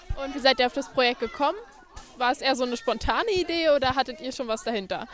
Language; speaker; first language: German; native; German